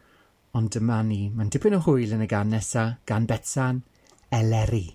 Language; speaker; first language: Welsh; native; Welsh